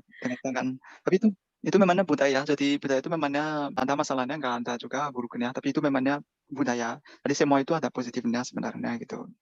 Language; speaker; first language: Indonesian; non-native, fluent; Malagasy